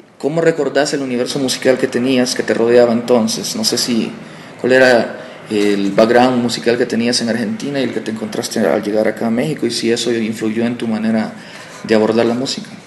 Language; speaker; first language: Spanish; native; Spanish